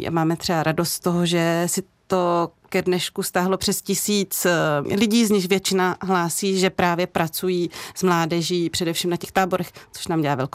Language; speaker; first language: Czech; native; Czech